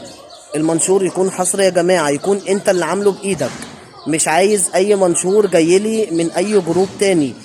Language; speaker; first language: Arabic; native; Arabic